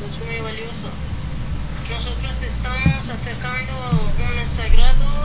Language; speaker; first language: Spanish; non-native, learner; Persian